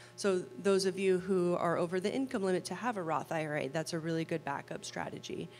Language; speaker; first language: English; native; English